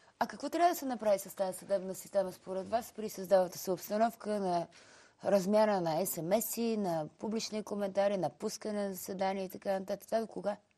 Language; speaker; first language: Bulgarian; native; Bulgarian